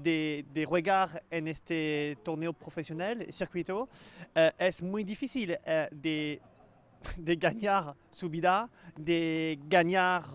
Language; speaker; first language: Spanish; non-native, learner; French